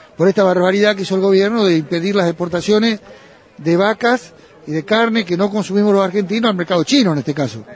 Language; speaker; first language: Spanish; native; Spanish